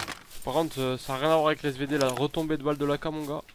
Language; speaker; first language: French; native; French